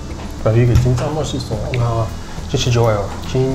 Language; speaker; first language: Korean; non-native, learner; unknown